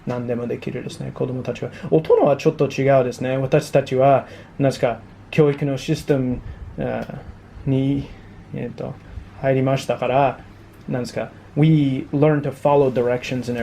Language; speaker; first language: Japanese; non-native, learner; English